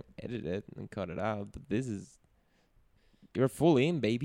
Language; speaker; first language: English; non-native, fluent; Spanish